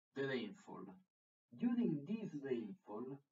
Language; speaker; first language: English; non-native, fluent; Italian